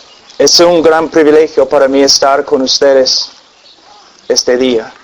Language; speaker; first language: Spanish; non-native, fluent; English